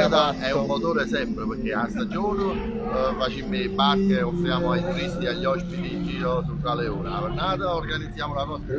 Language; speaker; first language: Italian; native; Italian